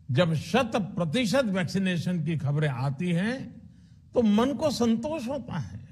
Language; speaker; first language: Hindi; non-native, local second language; Gujarati